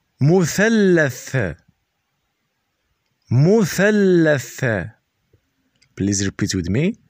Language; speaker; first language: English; non-native, learner; Arabic